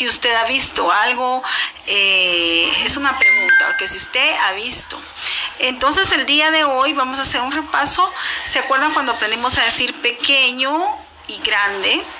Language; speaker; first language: Spanish; non-native, local second language; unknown